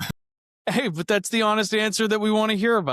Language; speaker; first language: English; native; English